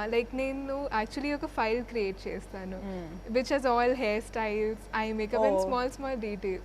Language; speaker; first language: Telugu; non-native, fluent; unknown